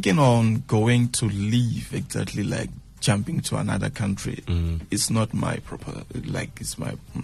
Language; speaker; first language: English; non-native, fluent; Tsonga